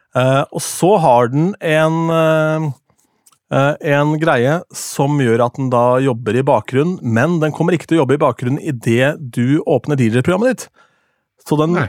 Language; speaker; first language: Norwegian; native; Norwegian